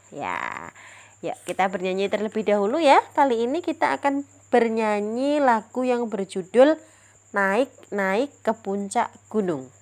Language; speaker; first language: Indonesian; native; Indonesian